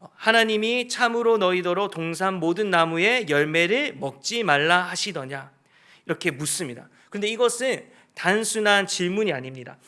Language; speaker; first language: Korean; native; Korean